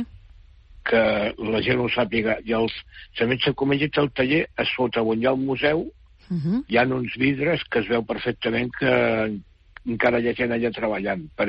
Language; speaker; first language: Catalan; native; Catalan